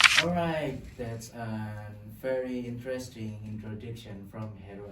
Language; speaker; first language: English; non-native, local second language; Indonesian